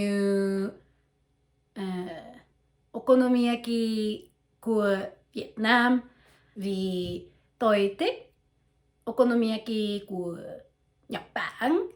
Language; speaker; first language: Vietnamese; non-native, learner; French